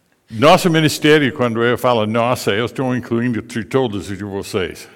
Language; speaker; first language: Portuguese; non-native, fluent; English